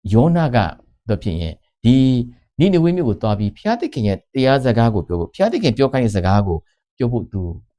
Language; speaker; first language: Burmese; non-native, local second language; Kachin